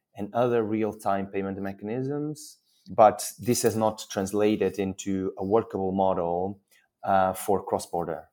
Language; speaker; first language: English; non-native, fluent; Portuguese